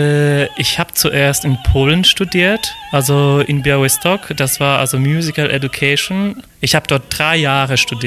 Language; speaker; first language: German; non-native, fluent; Polish